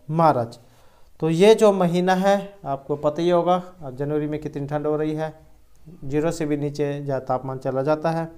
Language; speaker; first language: Hindi; native; Hindi